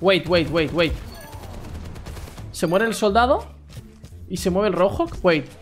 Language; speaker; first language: Spanish; native; Spanish